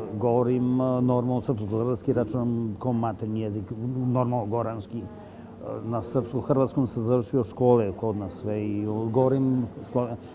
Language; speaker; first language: Serbian; non-native, local second language; Gurani